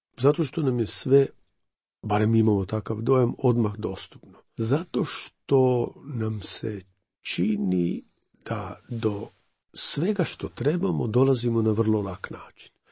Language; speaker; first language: Croatian; native; Croatian